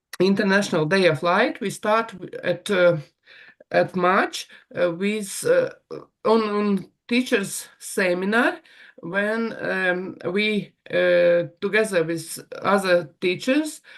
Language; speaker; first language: English; non-native, learner; Latvian